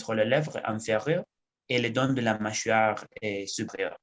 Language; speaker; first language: French; non-native, learner; Spanish